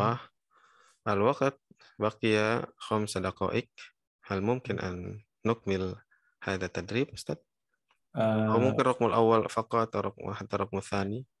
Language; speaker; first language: Arabic; non-native, fluent; Indonesian